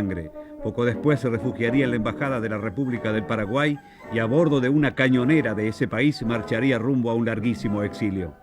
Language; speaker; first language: Spanish; native; Spanish